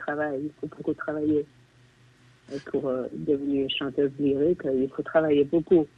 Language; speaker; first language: French; non-native, fluent; Chinese